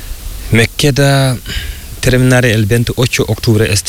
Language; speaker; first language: Spanish; non-native, learner; Fula